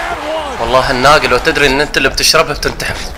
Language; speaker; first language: Arabic; native; Arabic